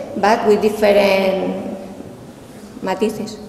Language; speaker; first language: English; non-native, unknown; Spanish